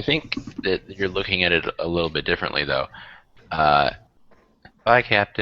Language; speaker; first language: English; native; English